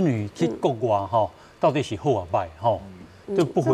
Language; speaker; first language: Chinese; native; Chinese